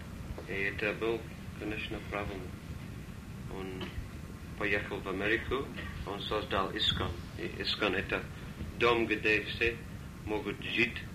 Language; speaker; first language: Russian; non-native, learner; English